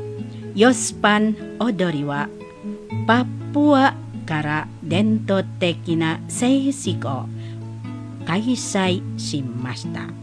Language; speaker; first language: Japanese; non-native, learner; Indonesian